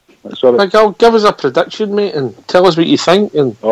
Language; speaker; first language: English; native; English